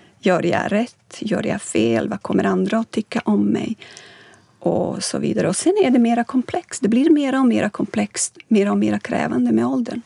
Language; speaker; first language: Swedish; non-native, fluent; Bosnian